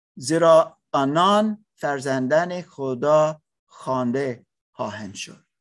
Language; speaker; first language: Persian; non-native, learner; English